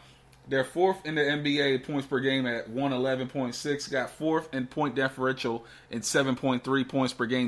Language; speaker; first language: English; native; English